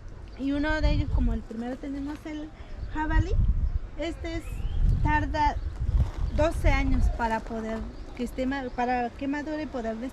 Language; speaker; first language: Spanish; native; Spanish